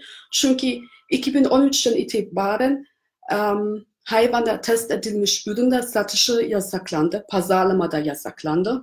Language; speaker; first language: Turkish; non-native, fluent; German